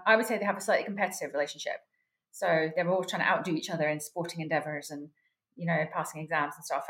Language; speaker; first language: English; native; English